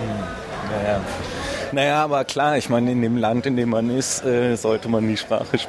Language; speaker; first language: German; native; German